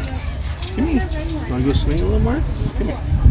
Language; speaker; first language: English; native; English